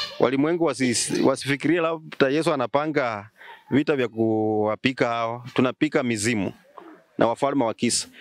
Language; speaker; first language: Swahili; non-native, local second language; Luyia